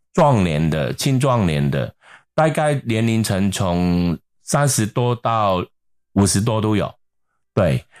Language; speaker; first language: Chinese; non-native, local second language; Cantonese